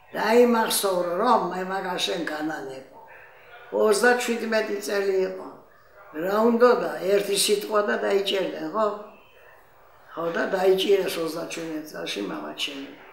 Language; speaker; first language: Georgian; native; Georgian